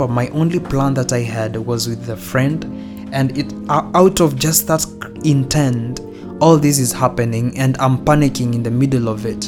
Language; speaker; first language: English; non-native, local second language; Swahili